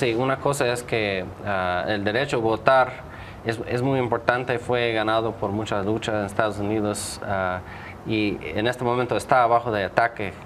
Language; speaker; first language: Spanish; non-native, fluent; English